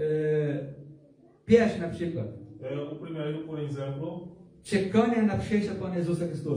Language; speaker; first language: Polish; non-native, learner; Portuguese